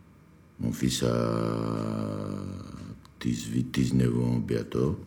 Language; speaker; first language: French; non-native, learner; Georgian